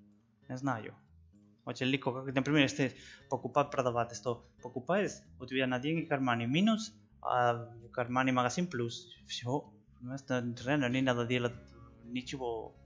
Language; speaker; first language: Russian; non-native, learner; Spanish